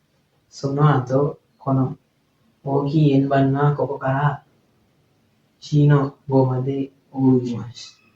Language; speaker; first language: Japanese; non-native, learner; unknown